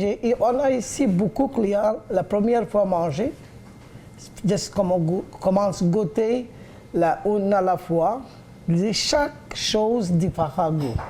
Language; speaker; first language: French; non-native, learner; Bangla